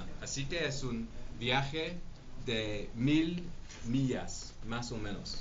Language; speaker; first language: Spanish; non-native, learner; English